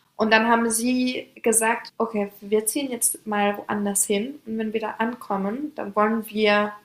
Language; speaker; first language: German; early bilingual, other home language; French